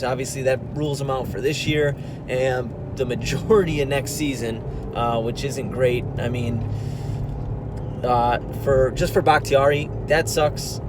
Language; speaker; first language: English; native; English